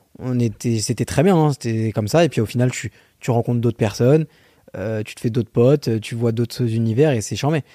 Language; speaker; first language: French; native; French